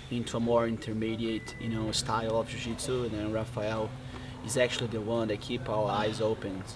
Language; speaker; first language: English; non-native, fluent; Portuguese